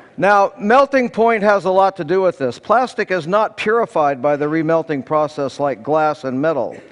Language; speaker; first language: English; native; English